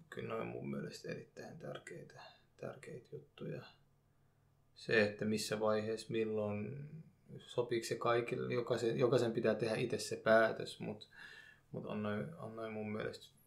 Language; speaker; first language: Finnish; early bilingual, other home language; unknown